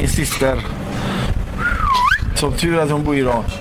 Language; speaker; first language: Swedish; non-native, fluent; Persian